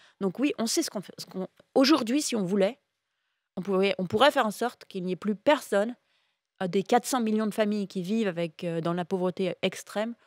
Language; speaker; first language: French; native; French